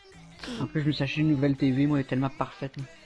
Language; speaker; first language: French; native; French